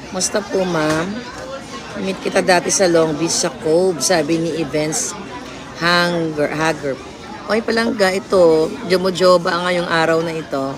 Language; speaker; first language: Filipino; non-native, local second language; Cebuano